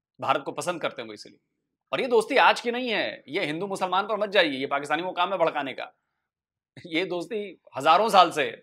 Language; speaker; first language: Hindi; native; Hindi